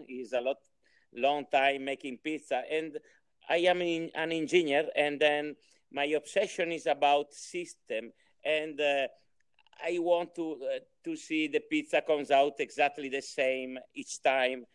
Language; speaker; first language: English; non-native, learner; Italian